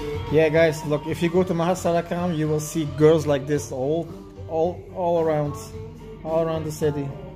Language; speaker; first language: English; non-native, fluent; Dutch